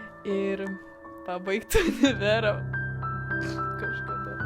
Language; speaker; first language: Lithuanian; native; Lithuanian